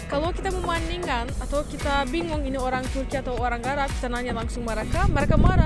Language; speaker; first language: Indonesian; non-native, fluent; Turkish